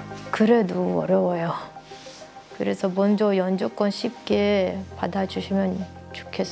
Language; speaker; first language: Korean; non-native, learner; Russian